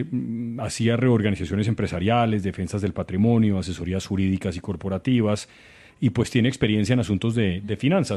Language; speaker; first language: Spanish; native; Spanish